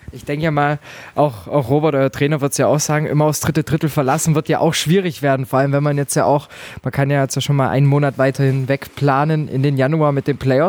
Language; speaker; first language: German; native; German